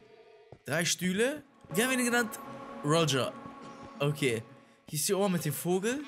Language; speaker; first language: German; native; German